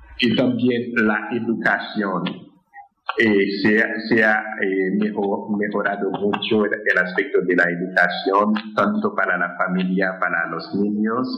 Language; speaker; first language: Spanish; non-native, fluent; Haitian Creole